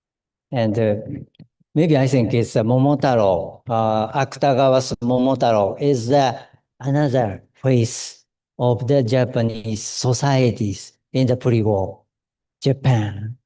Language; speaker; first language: English; non-native, learner; Japanese